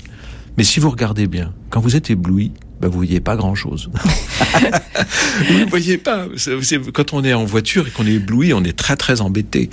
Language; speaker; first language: French; native; French